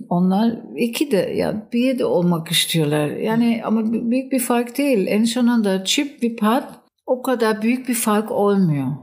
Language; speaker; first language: Turkish; non-native, fluent; German